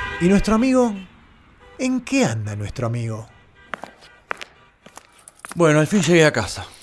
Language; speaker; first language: Spanish; native; Spanish